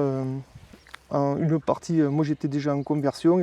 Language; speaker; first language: French; native; French